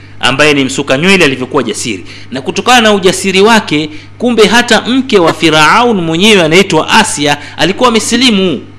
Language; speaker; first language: Swahili; native; Swahili